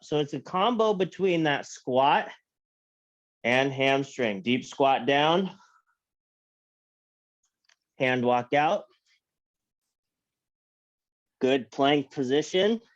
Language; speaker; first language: English; native; English